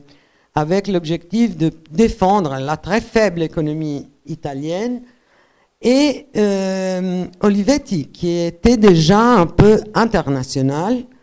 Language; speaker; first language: French; non-native, fluent; Italian